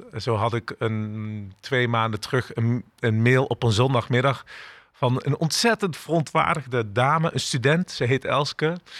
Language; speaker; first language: Dutch; early bilingual, other home language; Turkish